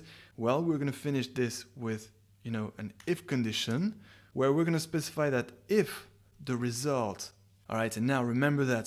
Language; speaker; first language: English; non-native, fluent; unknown